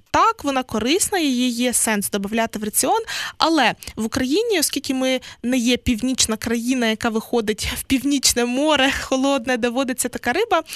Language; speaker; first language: Ukrainian; native; Ukrainian